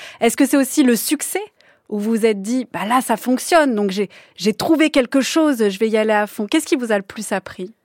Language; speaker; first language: French; native; French